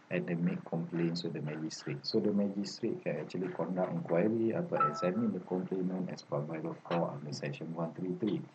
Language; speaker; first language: English; non-native, local second language; Malay